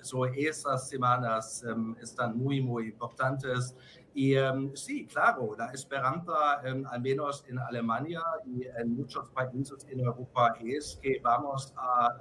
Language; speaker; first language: Spanish; non-native, fluent; German